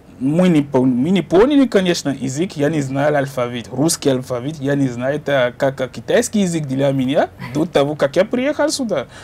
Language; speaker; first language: Russian; non-native, learner; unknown